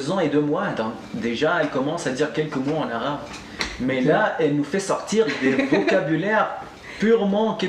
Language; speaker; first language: French; non-native, local second language; Arabic